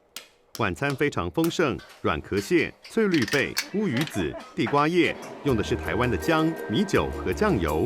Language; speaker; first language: Chinese; native; Chinese